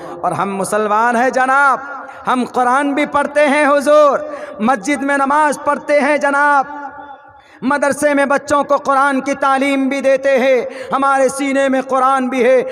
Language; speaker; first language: Urdu; native; Urdu